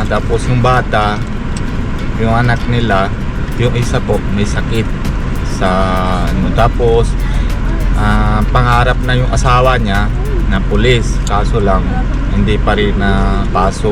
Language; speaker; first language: Filipino; non-native, learner; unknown